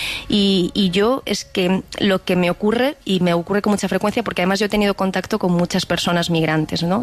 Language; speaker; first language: Spanish; native; Spanish